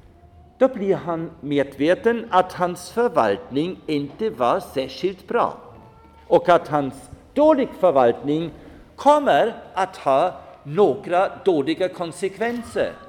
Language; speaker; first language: Swedish; non-native, fluent; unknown